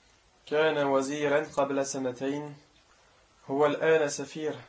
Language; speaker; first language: Arabic; non-native, learner; French